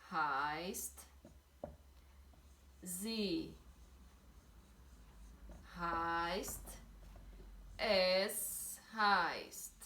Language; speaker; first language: German; non-native, learner; Portuguese